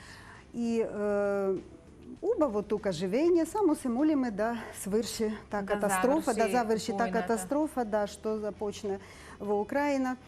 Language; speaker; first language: Macedonian; non-native, learner; Ukrainian